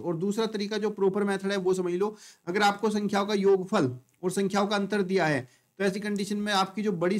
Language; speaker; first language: Hindi; native; Hindi